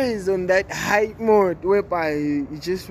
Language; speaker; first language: English; non-native, local second language; North Ndebele